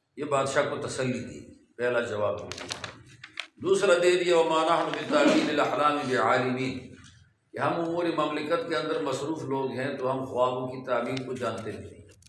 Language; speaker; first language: Urdu; non-native, local second language; Pashto